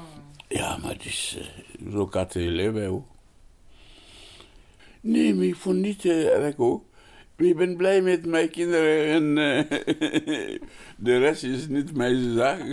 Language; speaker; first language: Dutch; non-native, learner; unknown